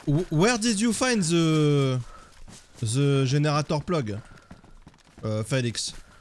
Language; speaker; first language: English; non-native, learner; French